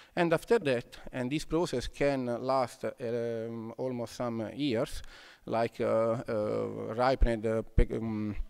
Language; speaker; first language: English; non-native, fluent; Italian